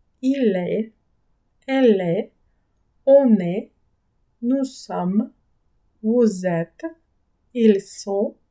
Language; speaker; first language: French; non-native, fluent; Ukrainian